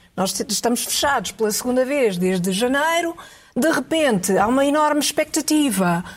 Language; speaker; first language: Portuguese; native; Portuguese